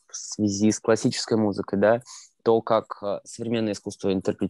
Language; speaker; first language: Russian; native; Russian